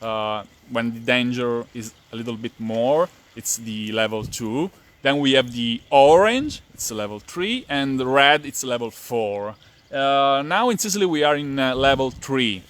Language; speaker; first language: English; non-native, fluent; Italian